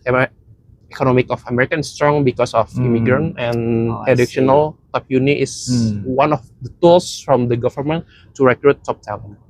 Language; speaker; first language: English; non-native, fluent; Indonesian